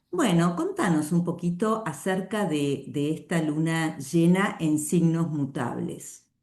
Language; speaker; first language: Spanish; native; Spanish